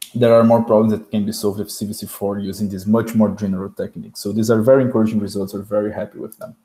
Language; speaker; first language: English; non-native, fluent; Portuguese